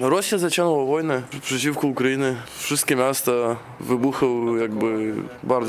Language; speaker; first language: Polish; non-native, learner; Ukrainian